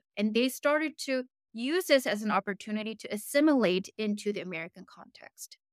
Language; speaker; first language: English; early bilingual, other home language; Korean